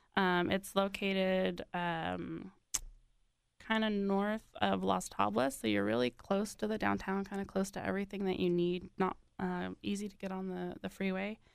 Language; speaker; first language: English; native; English